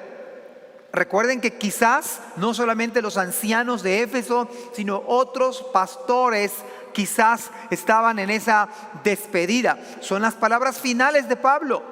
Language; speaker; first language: Spanish; native; Spanish